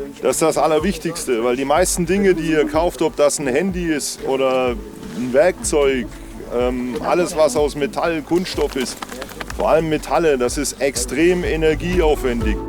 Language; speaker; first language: German; native; German